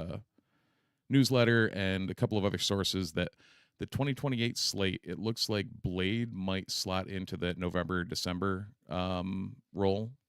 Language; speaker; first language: English; native; English